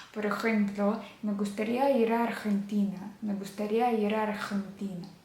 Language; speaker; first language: Spanish; non-native, fluent; Ukrainian